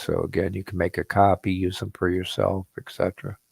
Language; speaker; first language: English; native; English